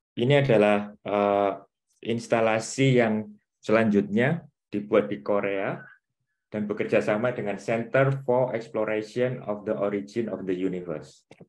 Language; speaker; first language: Indonesian; native; Indonesian